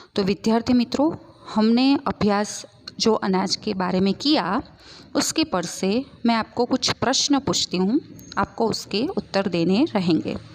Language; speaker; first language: Hindi; non-native, local second language; Gujarati